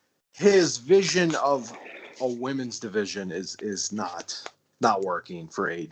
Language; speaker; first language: English; native; English